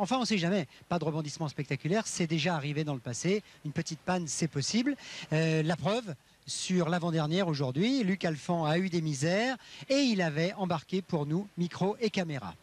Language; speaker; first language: French; native; French